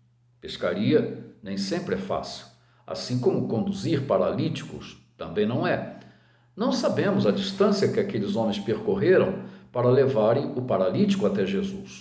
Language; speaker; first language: Portuguese; native; Portuguese